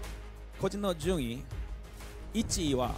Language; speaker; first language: Japanese; non-native, learner; Korean